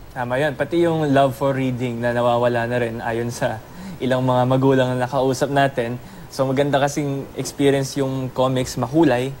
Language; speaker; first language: Filipino; native; Filipino